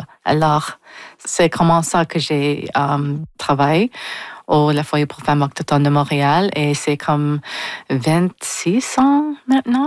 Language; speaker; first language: French; non-native, local second language; English